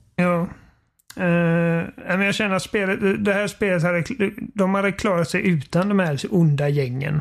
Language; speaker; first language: Swedish; native; Swedish